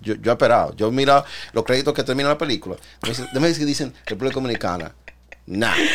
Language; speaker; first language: Spanish; early bilingual, heritage; Spanish